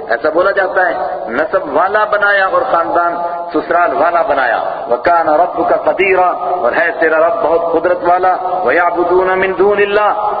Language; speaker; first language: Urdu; non-native, local second language; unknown